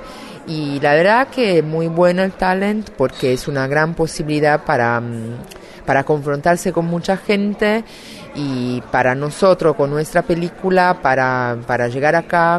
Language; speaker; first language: Spanish; non-native, fluent; Italian